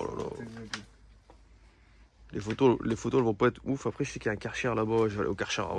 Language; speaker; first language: French; native; French